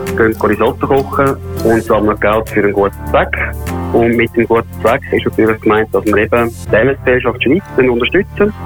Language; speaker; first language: German; native; German